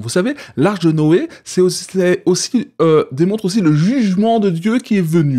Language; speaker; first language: French; native; French